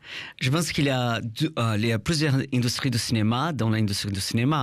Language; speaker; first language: French; non-native, fluent; Portuguese